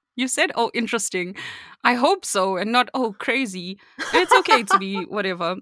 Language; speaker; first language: English; native; English